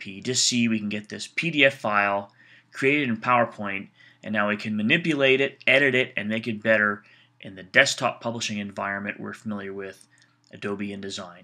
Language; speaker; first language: English; native; English